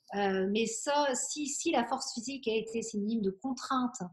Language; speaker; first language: French; native; French